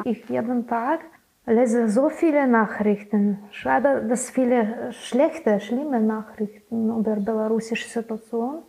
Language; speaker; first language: German; non-native, learner; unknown